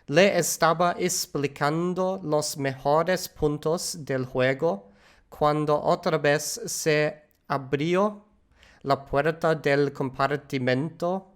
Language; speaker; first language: Spanish; non-native, learner; English